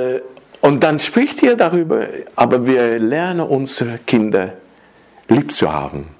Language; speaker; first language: German; non-native, fluent; Dutch